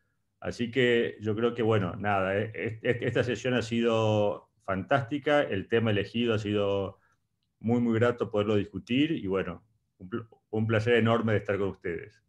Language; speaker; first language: Spanish; native; Spanish